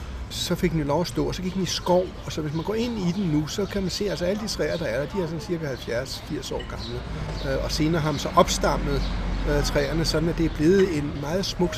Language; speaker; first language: Danish; native; Danish